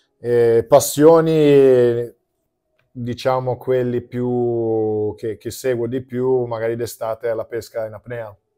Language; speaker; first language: Italian; non-native, fluent; Portuguese